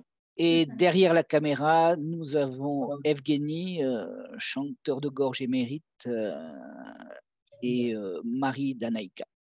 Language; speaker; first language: French; native; French